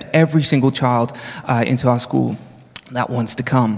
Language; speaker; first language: English; native; English